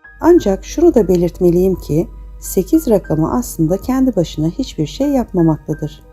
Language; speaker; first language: Turkish; native; Turkish